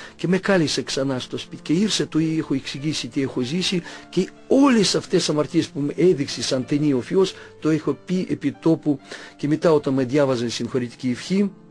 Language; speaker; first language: Greek; non-native, fluent; Russian